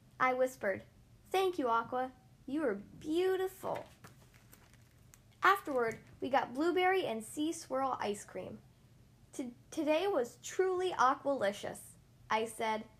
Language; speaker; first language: English; native; English